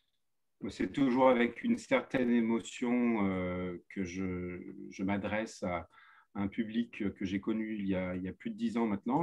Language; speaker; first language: French; native; French